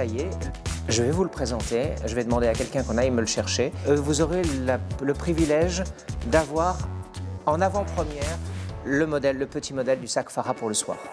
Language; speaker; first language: French; native; French